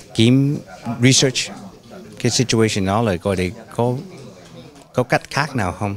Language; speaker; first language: Vietnamese; early bilingual, heritage; Vietnamese